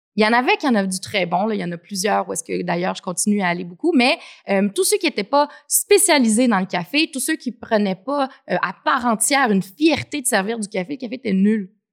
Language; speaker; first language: French; native; French